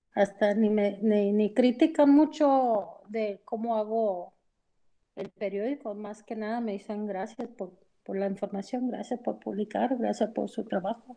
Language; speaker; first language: Spanish; early bilingual, heritage; Spanish